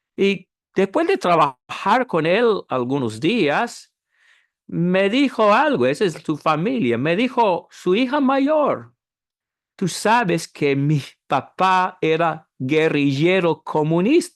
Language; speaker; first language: Spanish; non-native, fluent; English